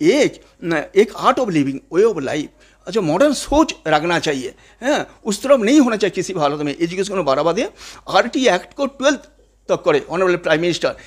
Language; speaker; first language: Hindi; non-native, local second language; Bangla